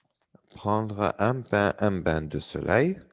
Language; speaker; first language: French; non-native, fluent; Arabic